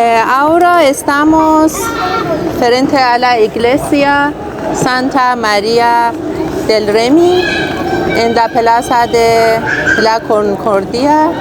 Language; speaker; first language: Spanish; non-native, learner; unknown